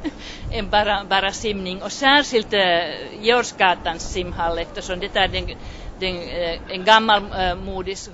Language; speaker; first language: Swedish; non-native, local second language; Finnish